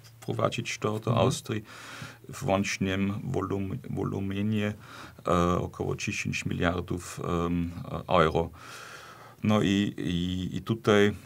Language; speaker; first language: Polish; non-native, fluent; German